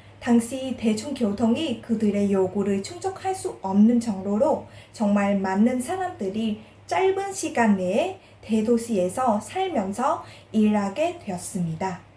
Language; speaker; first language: Korean; non-native, fluent; Vietnamese